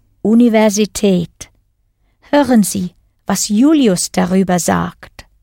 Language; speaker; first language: German; non-native, fluent; English